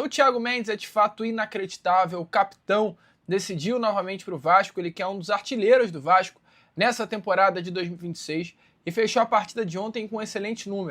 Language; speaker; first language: Portuguese; native; Portuguese